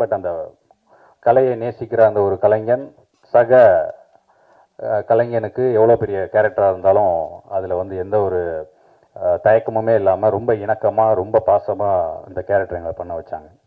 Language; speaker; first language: Tamil; native; Tamil